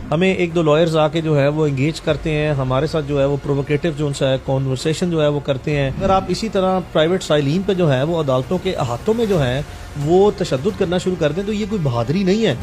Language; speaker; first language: Urdu; native; Urdu